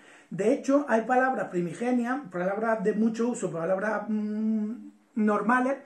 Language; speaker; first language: Spanish; native; Spanish